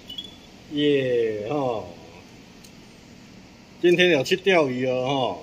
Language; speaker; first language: Chinese; non-native, local second language; Min Nan Chinese